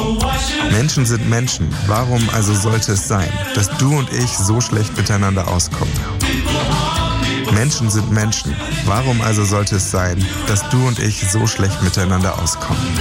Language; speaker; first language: German; native; German